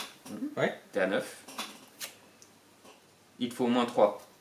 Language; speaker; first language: French; native; French